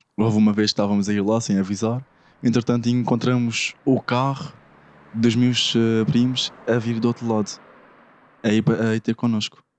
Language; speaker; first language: Portuguese; non-native, fluent; Arabic